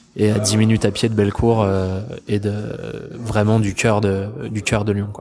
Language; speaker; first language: French; native; French